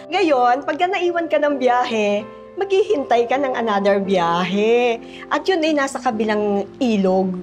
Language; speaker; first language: Filipino; native; Filipino